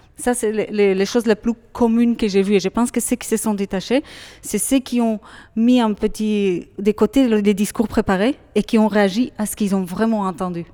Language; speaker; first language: French; non-native, fluent; Hebrew